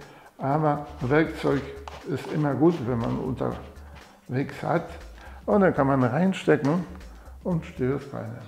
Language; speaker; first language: German; non-native, fluent; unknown